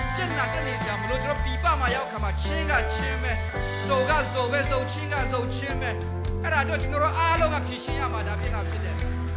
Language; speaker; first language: Burmese; non-native, local second language; Hakha Chin